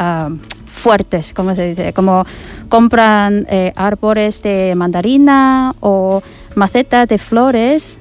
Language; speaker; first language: Spanish; non-native, fluent; Chinese